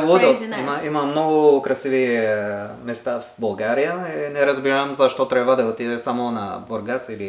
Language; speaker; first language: Bulgarian; non-native, learner; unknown